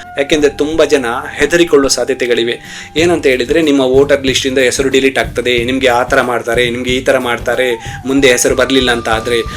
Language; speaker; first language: Kannada; non-native, local second language; Tulu